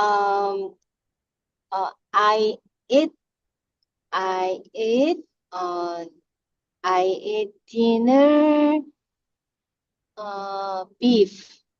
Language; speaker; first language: English; non-native, learner; Korean